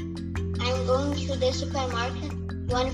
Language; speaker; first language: English; non-native, learner; Portuguese